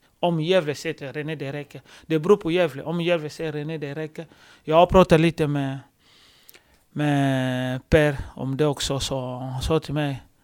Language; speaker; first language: Swedish; non-native, fluent; Lingala